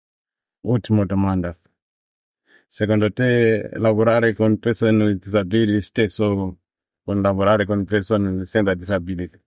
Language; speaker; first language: Italian; non-native, learner; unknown